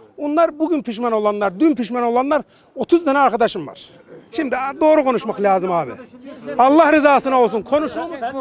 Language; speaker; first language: Turkish; native; Turkish